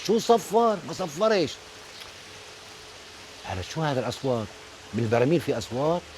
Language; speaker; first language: Arabic; native; Arabic